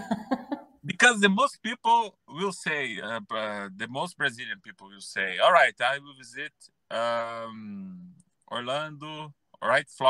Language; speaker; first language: English; non-native, learner; Portuguese